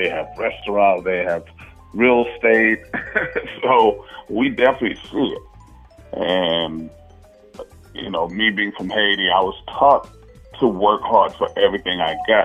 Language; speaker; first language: English; non-native, fluent; Haitian Creole